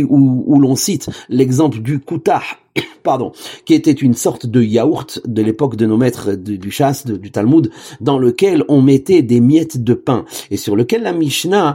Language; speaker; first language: French; native; French